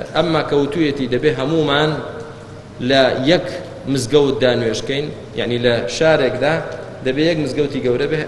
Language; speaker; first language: Central Kurdish; native; Central Kurdish